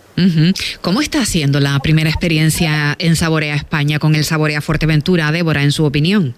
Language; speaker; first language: Spanish; native; Spanish